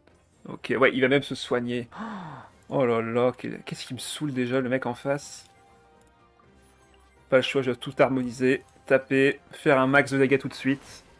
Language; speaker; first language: French; native; French